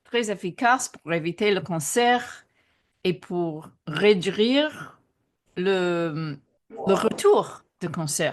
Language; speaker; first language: French; non-native, fluent; English